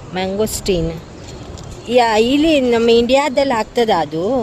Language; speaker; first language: Kannada; non-native, local second language; Konkani